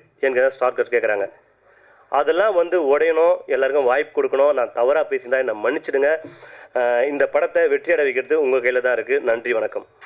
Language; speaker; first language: Tamil; native; Tamil